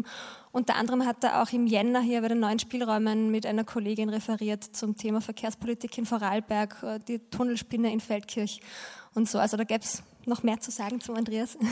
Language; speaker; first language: German; native; German